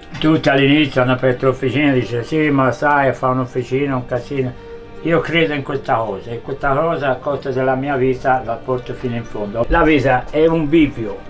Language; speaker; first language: Italian; early bilingual, other home language; English